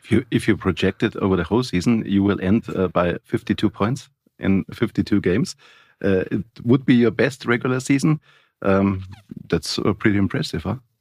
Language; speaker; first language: English; non-native, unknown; German